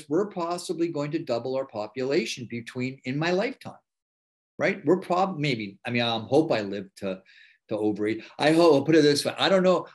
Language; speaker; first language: English; native; English